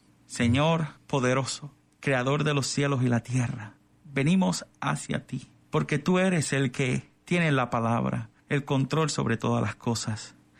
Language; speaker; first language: Spanish; native; Spanish